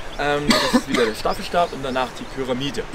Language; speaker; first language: German; native; German